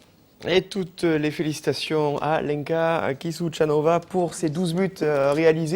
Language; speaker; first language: French; native; French